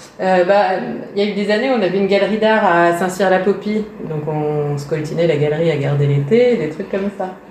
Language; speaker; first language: French; early bilingual, other home language; Hungarian